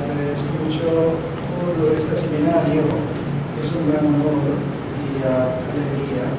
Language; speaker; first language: Spanish; non-native, learner; Korean